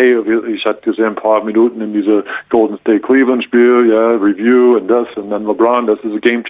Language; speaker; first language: German; non-native, learner; English